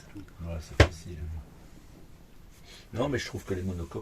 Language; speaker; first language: French; native; French